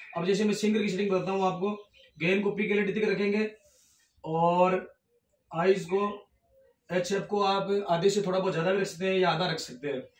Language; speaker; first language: Hindi; non-native, local second language; Rajasthani